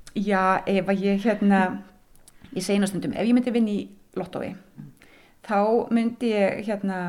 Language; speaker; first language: Icelandic; native; Icelandic